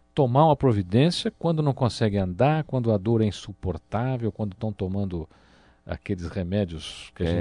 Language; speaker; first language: Portuguese; native; Portuguese